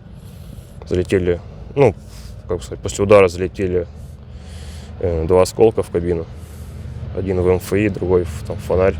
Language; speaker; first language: Russian; native; Russian